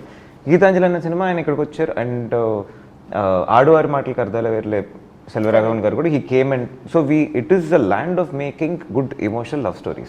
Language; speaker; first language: Telugu; native; Telugu